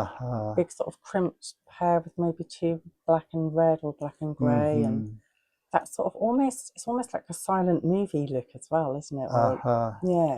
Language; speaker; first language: English; native; English